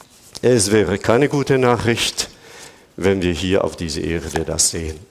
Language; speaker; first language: German; non-native, fluent; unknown